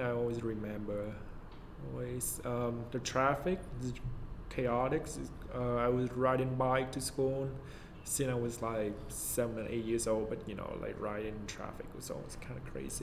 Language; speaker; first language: English; non-native, fluent; Vietnamese